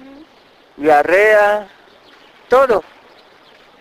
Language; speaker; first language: Spanish; non-native, local second language; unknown